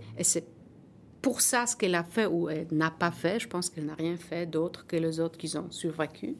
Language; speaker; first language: French; non-native, fluent; Polish